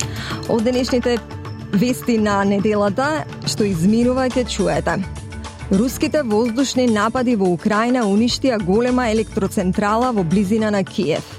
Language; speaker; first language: Macedonian; native; Macedonian